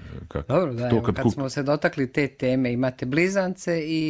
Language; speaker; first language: Croatian; native; Croatian